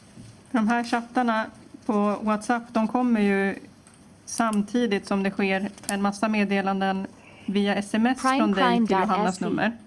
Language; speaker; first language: Swedish; native; Swedish